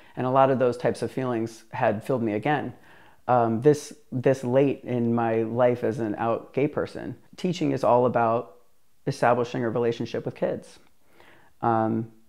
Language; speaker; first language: English; native; English